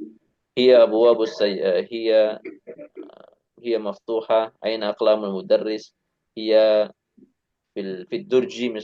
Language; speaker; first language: Arabic; non-native, fluent; Indonesian